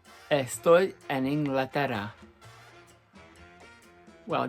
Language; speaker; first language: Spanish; non-native, fluent; English